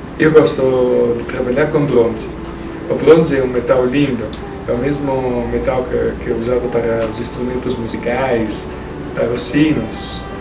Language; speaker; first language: Portuguese; non-native, fluent; Italian